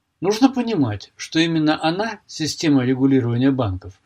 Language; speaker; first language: Russian; native; Russian